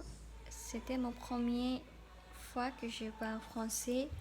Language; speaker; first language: French; non-native, learner; Korean